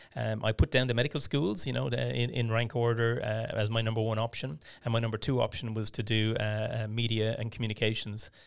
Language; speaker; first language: English; native; English